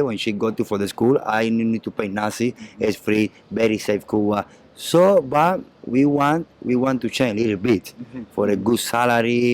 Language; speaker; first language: English; non-native, learner; Spanish